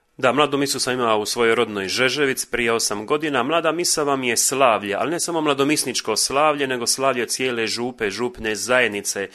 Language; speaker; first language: Croatian; native; Croatian